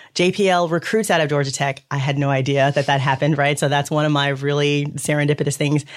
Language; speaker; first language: English; native; English